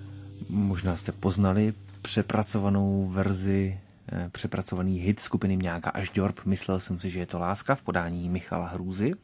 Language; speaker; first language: Czech; native; Czech